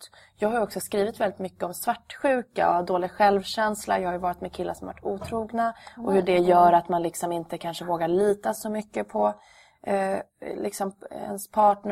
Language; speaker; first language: Swedish; native; Swedish